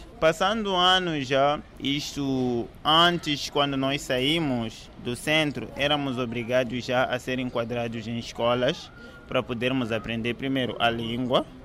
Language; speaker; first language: Portuguese; non-native, fluent; Rundi